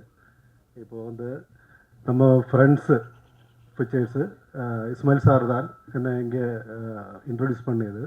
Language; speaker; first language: Tamil; non-native, learner; Malayalam